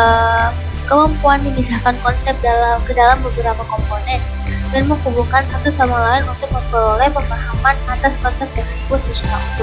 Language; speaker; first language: Indonesian; native; Indonesian